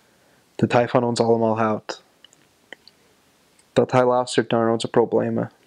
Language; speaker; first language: Dutch; non-native, fluent; English